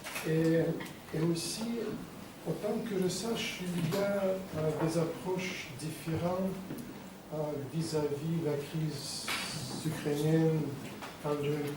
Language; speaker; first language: French; non-native, fluent; Russian